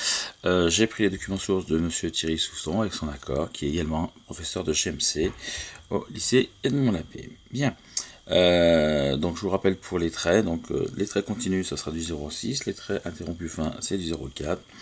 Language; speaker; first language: French; native; French